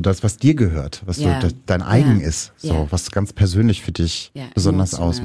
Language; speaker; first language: German; native; German